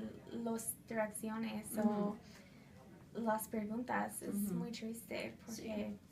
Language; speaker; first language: Spanish; non-native, fluent; English